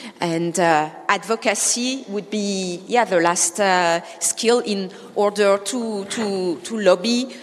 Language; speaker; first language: English; non-native, fluent; French